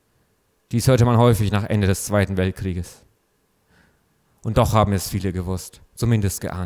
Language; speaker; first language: German; native; German